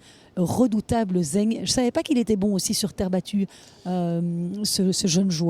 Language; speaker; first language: French; native; French